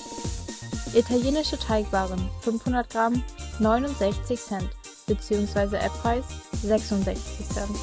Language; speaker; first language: German; native; German